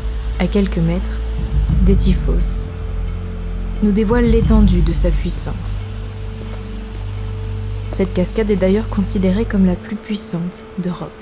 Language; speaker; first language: French; native; French